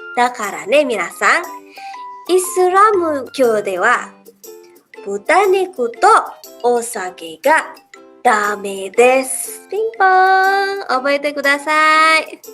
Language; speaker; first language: Japanese; non-native, learner; Indonesian